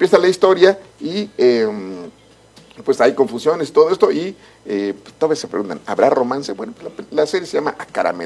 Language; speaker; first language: Spanish; native; Spanish